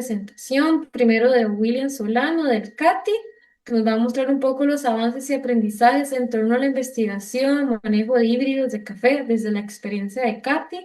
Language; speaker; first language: Spanish; native; Spanish